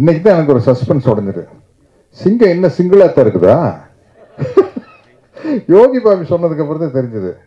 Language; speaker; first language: Tamil; native; Tamil